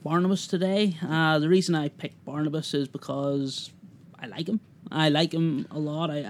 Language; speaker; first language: English; native; English